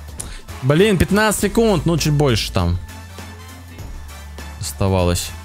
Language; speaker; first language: Russian; native; Russian